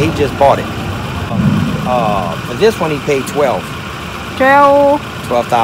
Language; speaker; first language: English; native; English